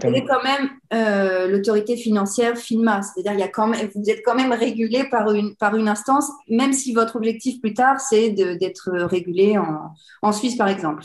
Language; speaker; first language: French; native; French